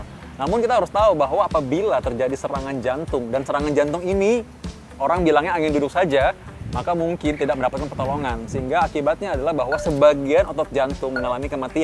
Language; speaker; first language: Indonesian; native; Indonesian